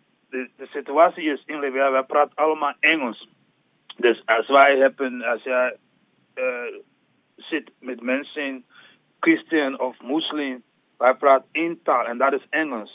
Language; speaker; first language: Dutch; non-native, learner; English